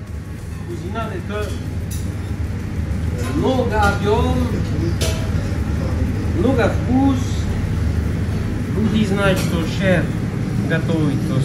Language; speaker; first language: Russian; non-native, learner; French